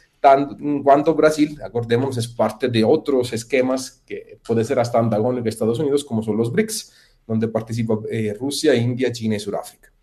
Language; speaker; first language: Spanish; non-native, fluent; Italian